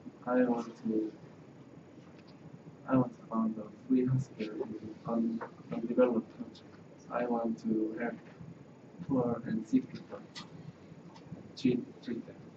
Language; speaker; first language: English; non-native, learner; Korean